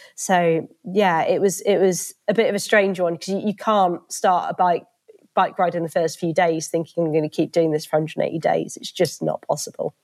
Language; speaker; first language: English; native; English